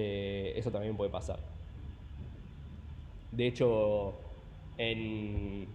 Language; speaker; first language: Spanish; native; Spanish